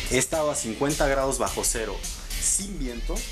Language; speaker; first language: Spanish; native; Spanish